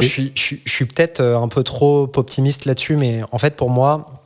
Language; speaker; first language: French; native; French